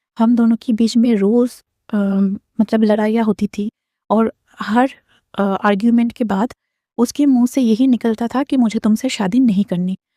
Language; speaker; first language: Hindi; non-native, local second language; Bangla